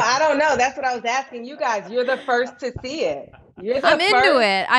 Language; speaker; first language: English; native; English